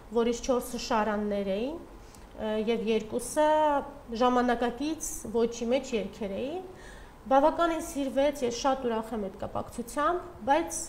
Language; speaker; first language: Armenian; early bilingual, heritage; Armenian